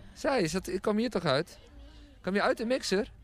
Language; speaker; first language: Dutch; native; Dutch